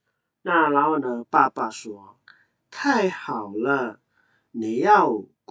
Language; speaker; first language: Chinese; non-native, fluent; Indonesian